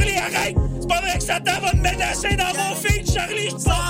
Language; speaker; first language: French; native; French